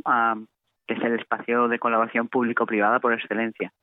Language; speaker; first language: Spanish; non-native, local second language; Catalan